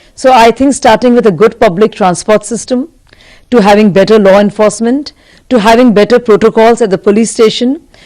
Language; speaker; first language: English; non-native, local second language; Hindi